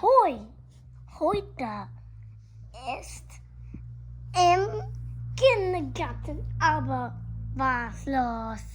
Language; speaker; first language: German; non-native, learner; English